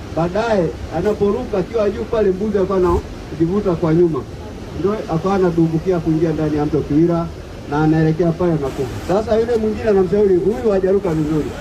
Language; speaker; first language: Swahili; non-native, local second language; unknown